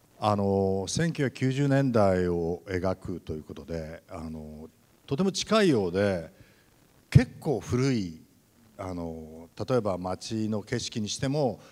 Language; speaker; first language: Japanese; native; Japanese